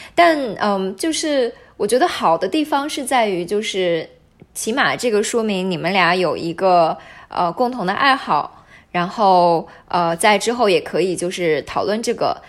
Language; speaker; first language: Chinese; native; Chinese